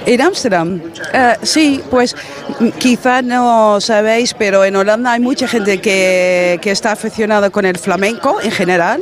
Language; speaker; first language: Spanish; non-native, fluent; Dutch